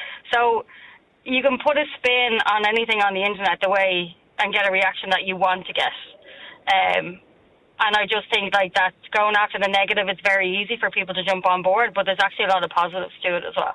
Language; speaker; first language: English; native; English